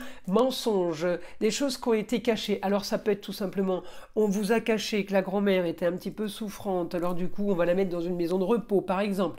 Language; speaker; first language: French; native; French